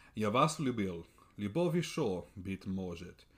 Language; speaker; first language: Russian; non-native, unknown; English